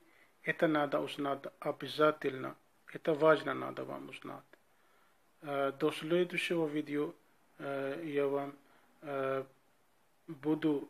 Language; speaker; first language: Russian; non-native, learner; Urdu